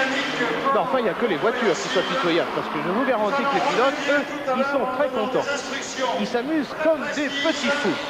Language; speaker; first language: French; native; French